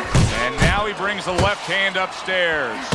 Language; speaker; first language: English; native; English